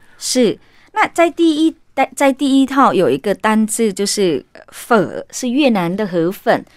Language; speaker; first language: Chinese; non-native, fluent; Vietnamese